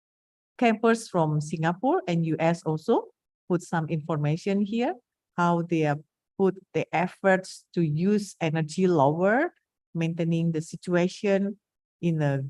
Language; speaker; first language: English; non-native, fluent; Indonesian